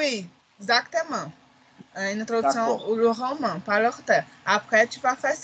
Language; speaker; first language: French; non-native, learner; Portuguese